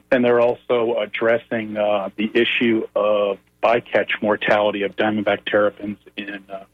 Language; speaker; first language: English; native; English